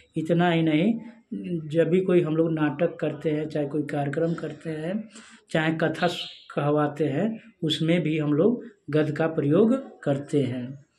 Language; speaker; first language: Hindi; native; Hindi